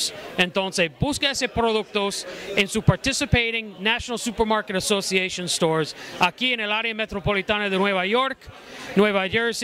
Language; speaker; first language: Spanish; non-native, fluent; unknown